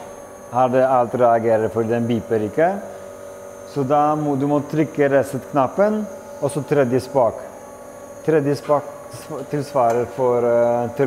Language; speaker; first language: Norwegian; non-native, fluent; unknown